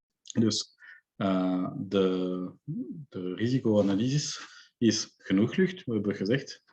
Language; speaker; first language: Dutch; non-native, local second language; French